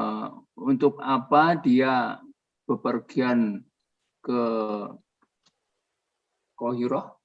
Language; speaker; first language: Indonesian; native; Indonesian